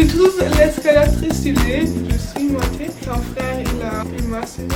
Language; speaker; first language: French; non-native, learner; German